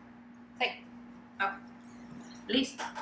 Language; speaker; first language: Spanish; non-native, learner; English